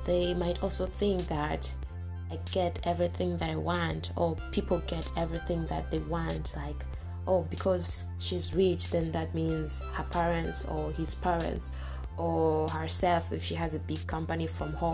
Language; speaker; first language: English; non-native, local second language; Swahili